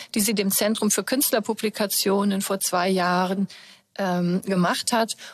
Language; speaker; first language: German; native; German